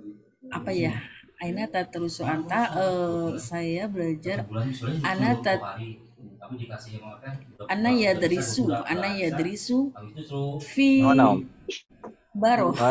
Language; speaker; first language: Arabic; non-native, learner; Indonesian